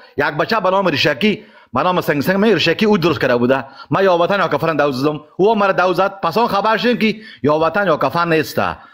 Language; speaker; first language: Persian; native; Persian